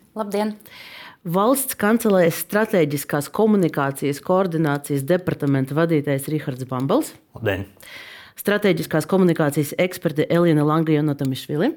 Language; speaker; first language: Latvian; native; Latvian